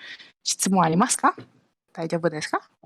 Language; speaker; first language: Japanese; non-native, fluent; Malay